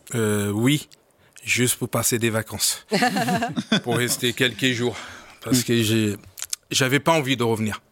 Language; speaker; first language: French; non-native, fluent; Portuguese